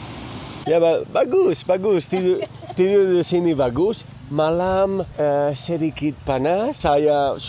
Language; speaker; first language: Indonesian; non-native, learner; Spanish